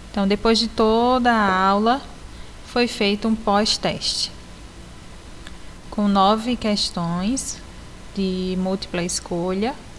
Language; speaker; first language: Portuguese; native; Portuguese